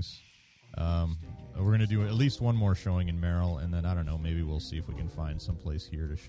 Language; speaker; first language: English; native; English